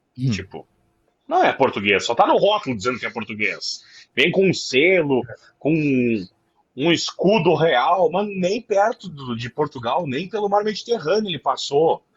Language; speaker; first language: Portuguese; native; Portuguese